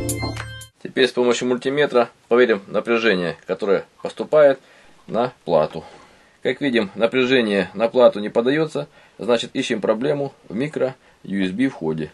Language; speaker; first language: Russian; native; Russian